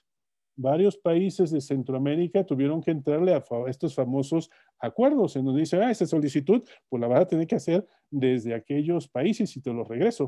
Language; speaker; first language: Spanish; native; Spanish